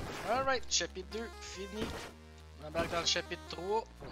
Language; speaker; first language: French; native; French